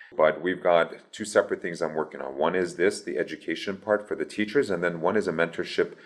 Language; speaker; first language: English; early bilingual, other home language; Persian